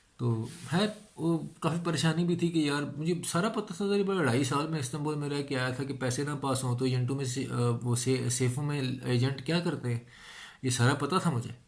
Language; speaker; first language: Urdu; non-native, local second language; Punjabi